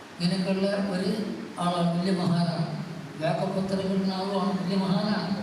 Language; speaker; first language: Malayalam; native; Malayalam